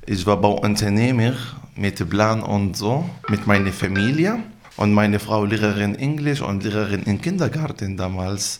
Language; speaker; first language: German; non-native, learner; Arabic